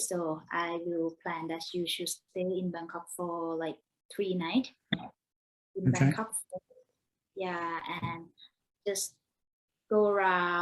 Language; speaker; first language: English; non-native, learner; Thai